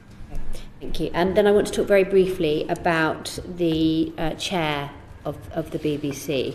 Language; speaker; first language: English; native; English